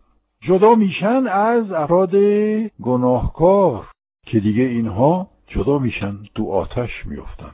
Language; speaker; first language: Persian; non-native, fluent; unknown